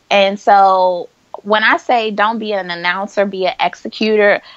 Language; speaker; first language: English; native; English